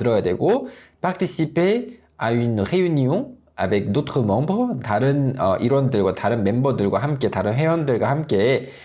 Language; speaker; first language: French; non-native, fluent; Korean